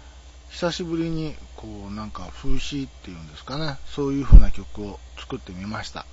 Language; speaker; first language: Japanese; native; Japanese